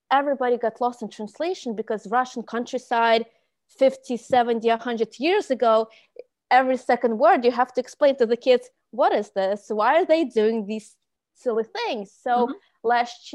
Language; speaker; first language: English; non-native, fluent; Russian